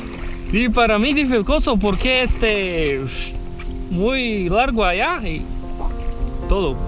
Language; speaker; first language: Spanish; non-native, learner; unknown